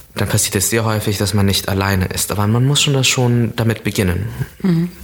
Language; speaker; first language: German; native; German